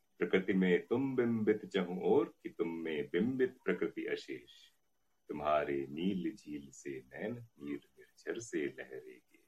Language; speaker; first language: Hindi; native; Hindi